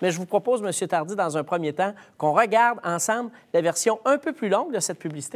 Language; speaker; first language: French; native; French